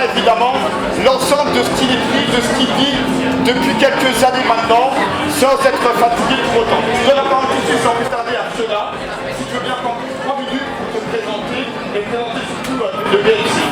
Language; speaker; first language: French; native; French